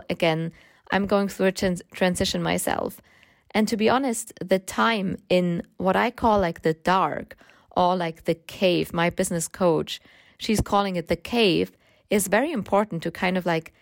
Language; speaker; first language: English; non-native, fluent; German